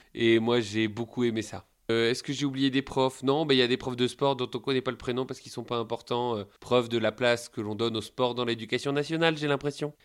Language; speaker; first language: French; native; French